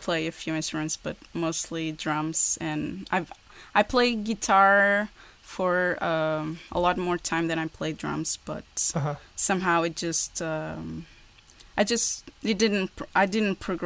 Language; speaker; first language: English; non-native, fluent; Portuguese